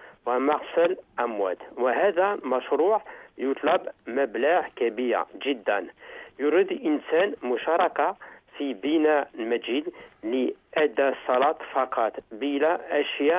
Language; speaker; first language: Arabic; non-native, learner; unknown